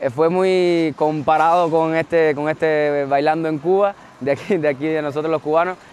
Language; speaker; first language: Spanish; native; Spanish